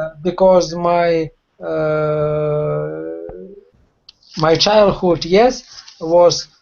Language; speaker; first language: English; non-native, learner; Russian